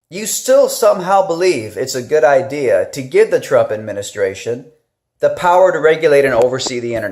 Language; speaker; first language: English; native; English